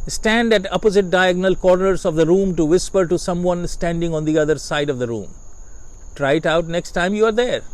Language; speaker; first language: English; non-native, local second language; Hindi